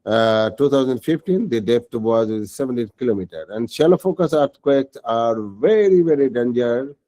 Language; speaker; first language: English; non-native, local second language; Bangla